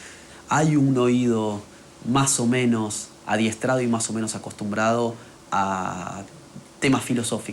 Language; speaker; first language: Spanish; native; Spanish